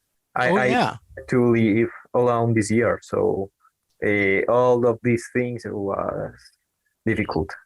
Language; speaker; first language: English; non-native, learner; Spanish